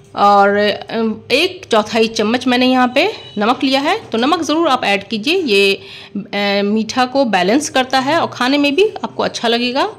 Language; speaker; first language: Hindi; native; Hindi